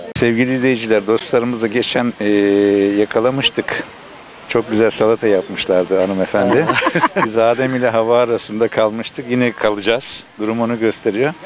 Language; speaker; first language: Turkish; early bilingual, other home language; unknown